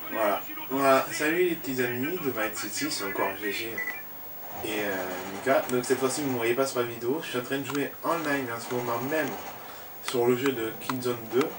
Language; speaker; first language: French; native; French